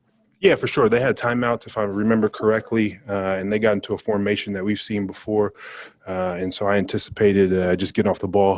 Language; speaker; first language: English; native; English